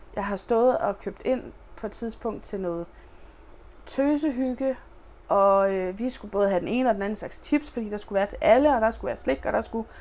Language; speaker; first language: Danish; native; Danish